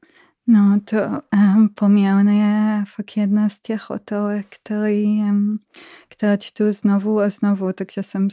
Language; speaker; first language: Czech; non-native, fluent; Hebrew